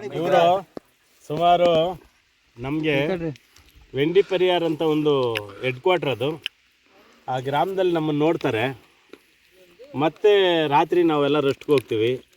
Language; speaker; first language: Kannada; native; Kannada